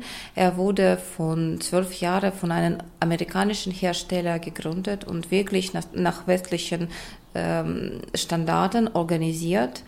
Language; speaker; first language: German; non-native, fluent; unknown